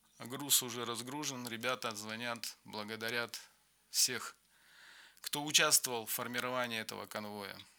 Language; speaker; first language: Russian; native; Russian